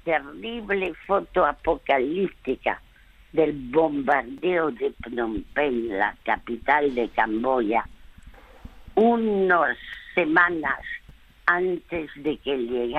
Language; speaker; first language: Spanish; early bilingual, other home language; French